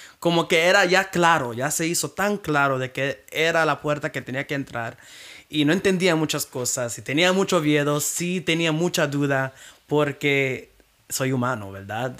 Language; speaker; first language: Spanish; early bilingual, heritage; Spanish